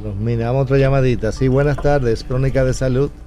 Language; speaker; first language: Spanish; native; Spanish